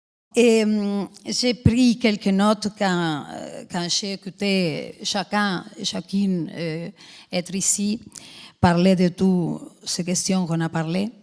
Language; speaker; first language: French; non-native, fluent; Spanish